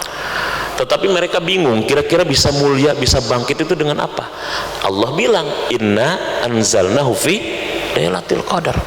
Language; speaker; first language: Indonesian; native; Indonesian